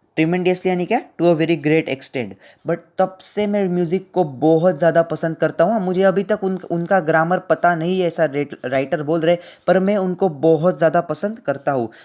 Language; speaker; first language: Hindi; non-native, local second language; Marathi